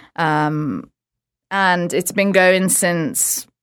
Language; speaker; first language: English; native; English